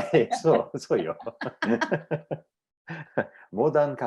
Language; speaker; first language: Japanese; non-native, learner; English